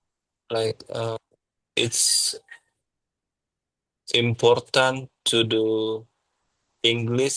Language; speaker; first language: English; non-native, learner; Indonesian